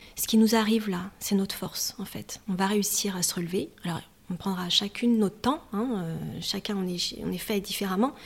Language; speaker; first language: French; native; French